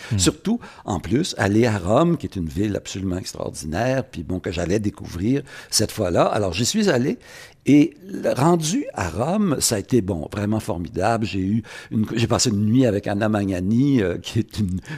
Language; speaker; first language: French; native; French